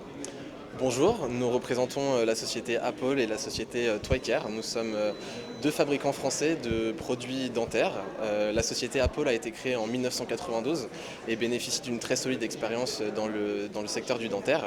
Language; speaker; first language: French; native; French